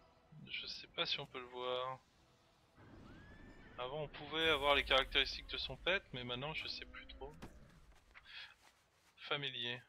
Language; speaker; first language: French; native; French